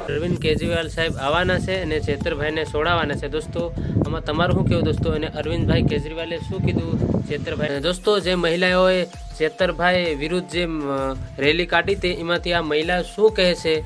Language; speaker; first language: Gujarati; non-native, local second language; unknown